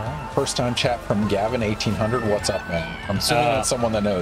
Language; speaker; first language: English; native; English